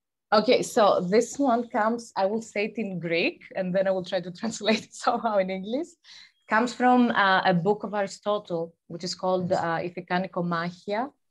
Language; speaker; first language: English; non-native, fluent; Greek